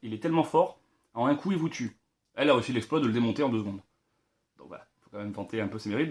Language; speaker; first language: French; native; French